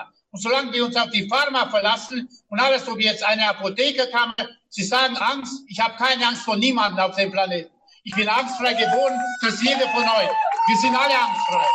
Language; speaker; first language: German; non-native, fluent; Romanian